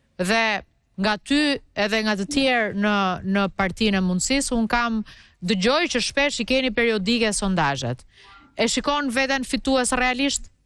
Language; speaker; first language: Albanian; native; Albanian